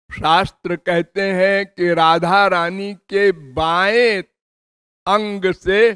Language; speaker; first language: Hindi; native; Hindi